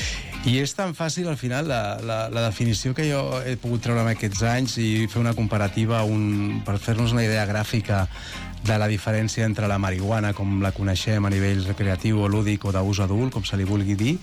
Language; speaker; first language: Catalan; native; Catalan